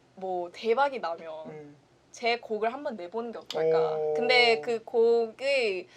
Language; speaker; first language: Korean; non-native, fluent; Thai